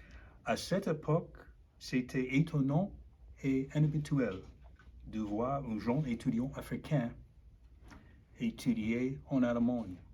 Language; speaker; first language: French; non-native, learner; English